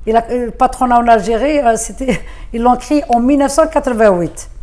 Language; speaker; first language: French; non-native, local second language; Arabic